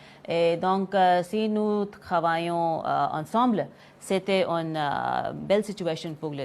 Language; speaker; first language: French; non-native, learner; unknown